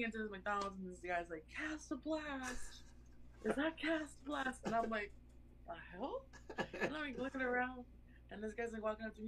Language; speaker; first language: English; early bilingual, other home language; Spanish